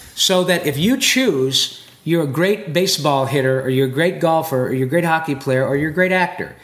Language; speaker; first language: English; native; English